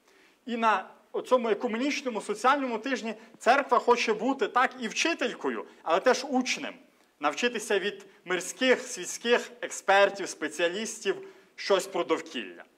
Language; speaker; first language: Ukrainian; native; Ukrainian